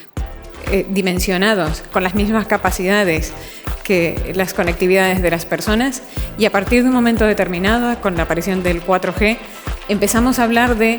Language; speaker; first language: Spanish; native; Spanish